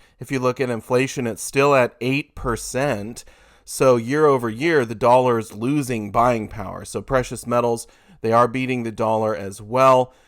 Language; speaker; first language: English; native; English